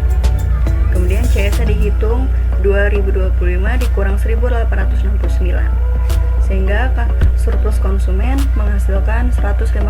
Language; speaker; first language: Indonesian; native; Indonesian